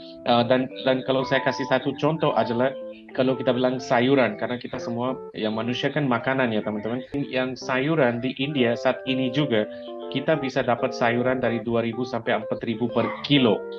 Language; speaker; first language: Indonesian; non-native, fluent; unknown